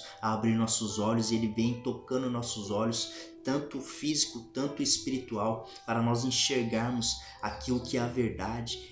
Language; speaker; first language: Portuguese; native; Portuguese